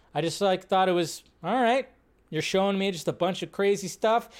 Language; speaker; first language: English; native; English